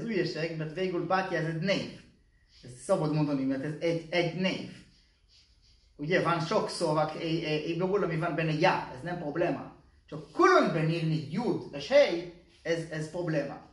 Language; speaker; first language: Hungarian; non-native, learner; Hebrew